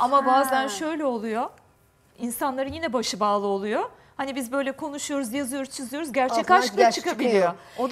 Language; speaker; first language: Turkish; native; Turkish